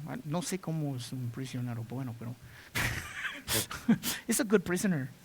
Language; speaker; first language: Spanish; non-native, learner; English